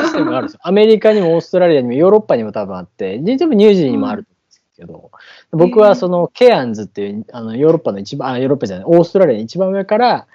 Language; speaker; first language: Japanese; native; Japanese